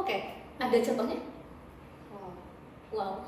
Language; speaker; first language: Indonesian; native; Indonesian